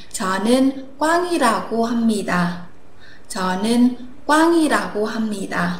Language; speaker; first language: Korean; non-native, fluent; Vietnamese